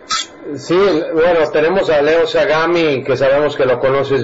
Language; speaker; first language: Spanish; native; Spanish